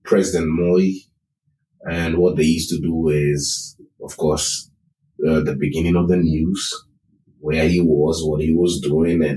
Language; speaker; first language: English; non-native, local second language; Kikuyu